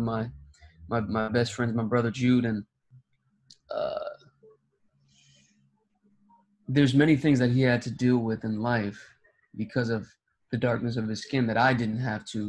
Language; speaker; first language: English; early bilingual, other home language; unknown